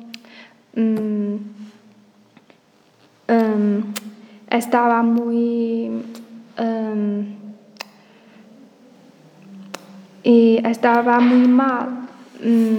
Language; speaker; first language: Spanish; non-native, learner; Chinese